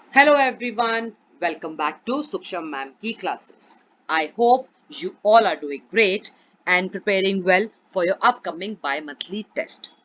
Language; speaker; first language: English; non-native, local second language; Punjabi